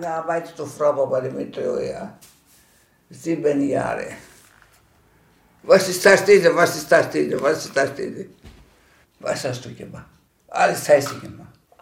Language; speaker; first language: German; non-native, learner; Greek